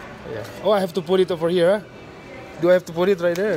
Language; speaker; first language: English; non-native, learner; Indonesian